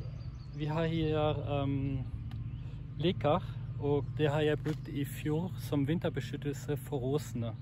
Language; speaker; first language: Norwegian; non-native, fluent; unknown